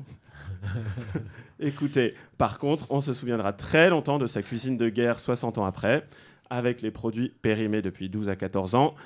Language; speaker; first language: French; native; French